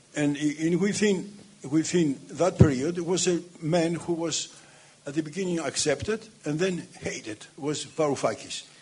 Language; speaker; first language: English; non-native, fluent; Greek